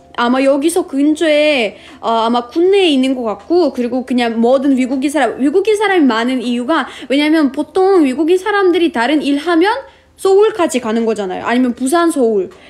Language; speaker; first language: Korean; non-native, fluent; Russian